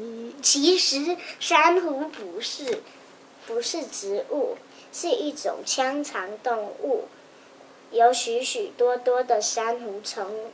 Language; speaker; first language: Chinese; native; Chinese